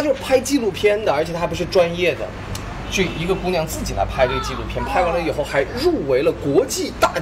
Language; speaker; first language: Chinese; native; Chinese